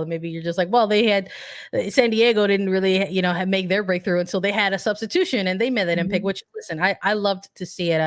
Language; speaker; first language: English; native; English